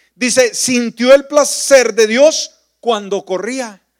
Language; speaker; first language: Spanish; native; Spanish